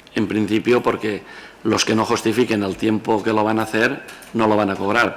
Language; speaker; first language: Spanish; non-native, local second language; Catalan